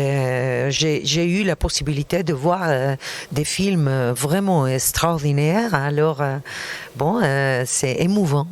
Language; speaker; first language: French; non-native, fluent; Arabic